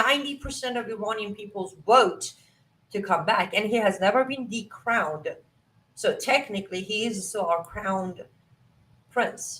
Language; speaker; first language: English; non-native, fluent; Persian